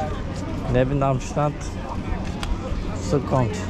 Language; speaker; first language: German; non-native, learner; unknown